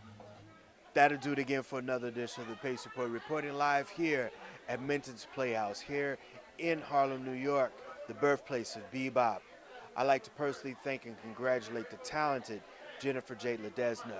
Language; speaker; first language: English; native; English